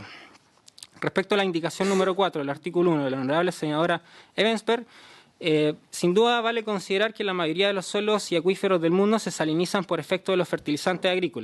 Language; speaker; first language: Spanish; native; Spanish